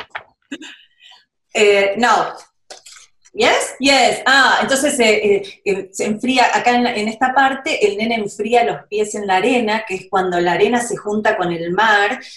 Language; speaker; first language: English; non-native, learner; Spanish